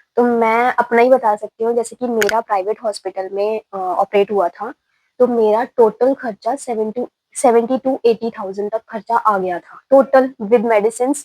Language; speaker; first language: Hindi; native; Hindi